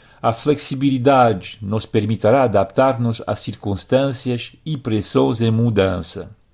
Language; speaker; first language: Portuguese; non-native, fluent; French